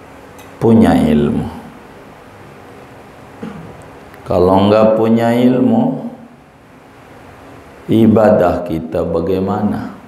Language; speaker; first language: Indonesian; native; Indonesian